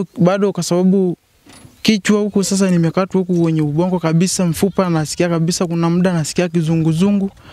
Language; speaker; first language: Swahili; non-native, local second language; Masai